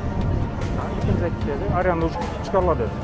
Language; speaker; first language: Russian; non-native, local second language; Uzbek